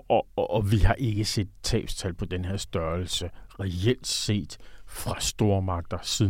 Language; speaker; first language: Danish; native; Danish